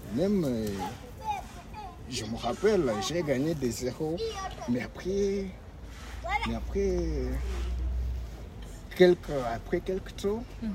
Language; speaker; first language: French; non-native, learner; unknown